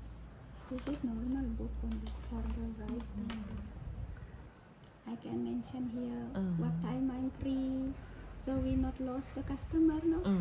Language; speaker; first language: English; non-native, learner; Indonesian